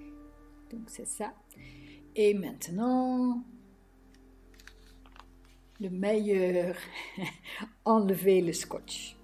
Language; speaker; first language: French; non-native, fluent; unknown